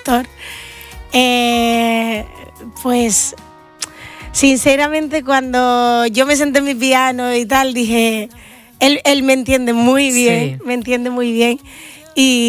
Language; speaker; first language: Spanish; native; Spanish